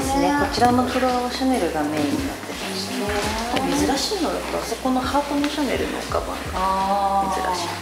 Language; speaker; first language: Japanese; native; Japanese